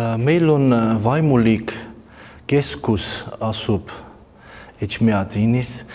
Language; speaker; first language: Estonian; non-native, fluent; Armenian